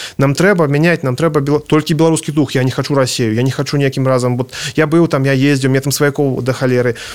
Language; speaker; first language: Belarusian; non-native, local second language; Russian